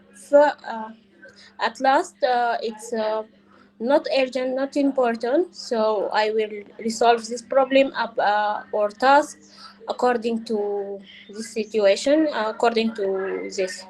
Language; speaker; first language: English; non-native, learner; Arabic